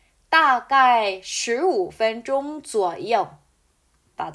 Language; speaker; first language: Chinese; non-native, fluent; Korean